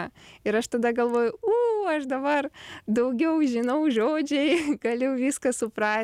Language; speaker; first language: Lithuanian; non-native, learner; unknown